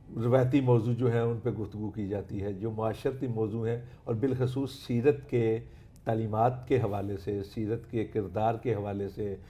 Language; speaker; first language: Urdu; non-native, local second language; Punjabi